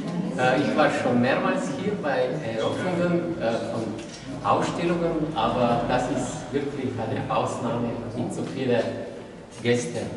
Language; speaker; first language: German; non-native, fluent; Slovenian